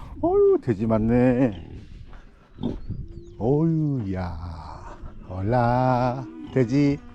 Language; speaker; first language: Korean; native; Korean